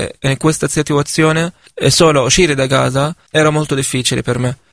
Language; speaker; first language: Italian; non-native, fluent; Arabic